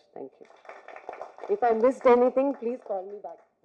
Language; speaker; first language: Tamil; non-native, fluent; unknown